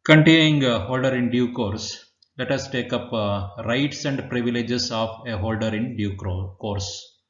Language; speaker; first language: English; non-native, local second language; Kannada